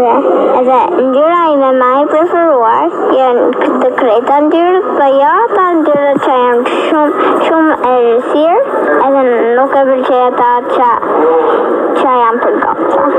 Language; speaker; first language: Albanian; early bilingual, heritage; Albanian